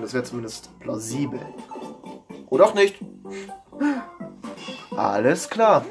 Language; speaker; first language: German; native; German